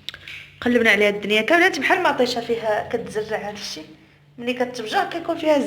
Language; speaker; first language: Arabic; native; Arabic